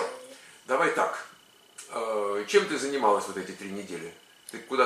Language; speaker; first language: Russian; native; Russian